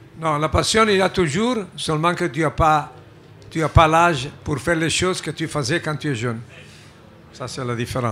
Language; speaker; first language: French; non-native, fluent; Italian